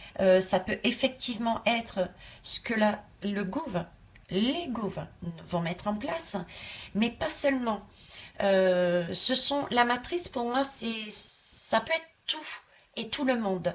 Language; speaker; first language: French; native; French